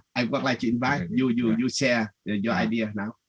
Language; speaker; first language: English; non-native, learner; Vietnamese